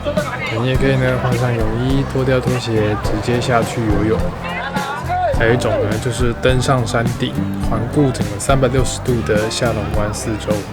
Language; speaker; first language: Chinese; native; Chinese